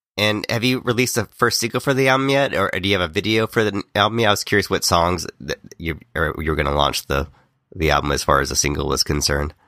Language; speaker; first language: English; native; English